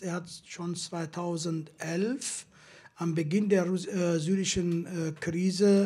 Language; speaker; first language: German; non-native, fluent; Kurdish